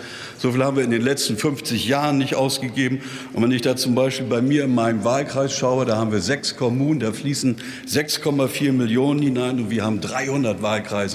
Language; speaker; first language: German; native; German